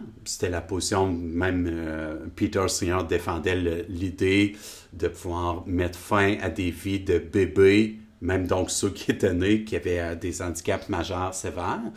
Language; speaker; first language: French; native; French